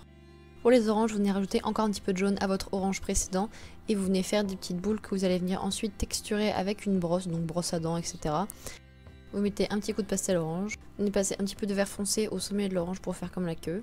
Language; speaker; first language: French; native; French